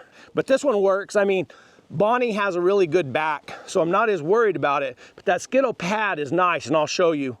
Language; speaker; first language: English; native; English